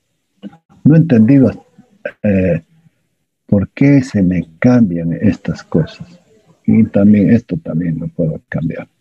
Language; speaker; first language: Spanish; native; Spanish